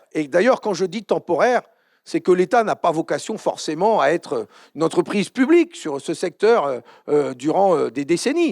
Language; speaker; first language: French; native; French